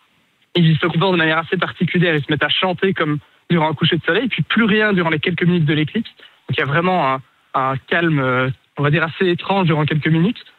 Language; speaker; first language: French; native; French